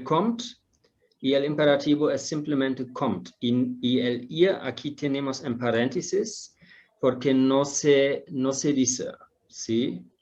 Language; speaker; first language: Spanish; non-native, fluent; German